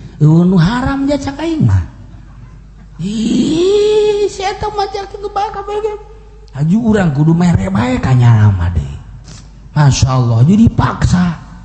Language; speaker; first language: Sundanese; native; Sundanese